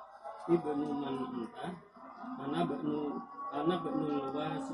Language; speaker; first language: Arabic; non-native, learner; Indonesian